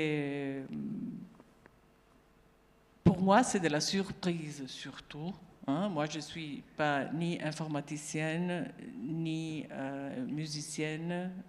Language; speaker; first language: French; non-native, fluent; Italian